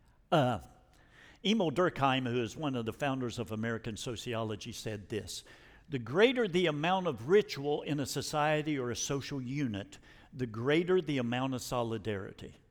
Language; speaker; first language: English; native; English